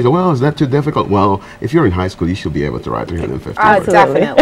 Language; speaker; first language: English; non-native, fluent; Spanish